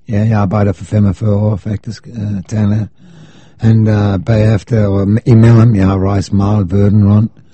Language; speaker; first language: Danish; non-native, learner; English